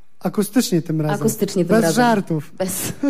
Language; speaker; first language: Polish; native; Polish